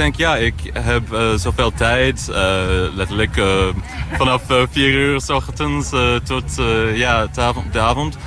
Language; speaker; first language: Dutch; non-native, fluent; English